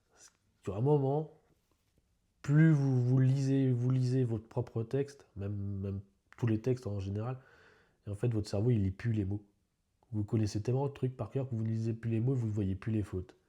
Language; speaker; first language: French; native; French